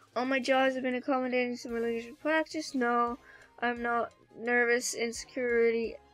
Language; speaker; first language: English; native; English